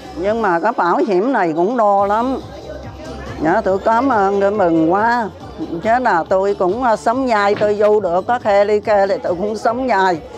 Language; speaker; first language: Vietnamese; non-native, local second language; Chinese